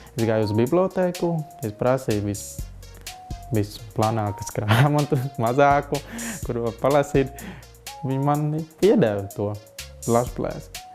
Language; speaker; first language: Latvian; non-native, learner; Vietnamese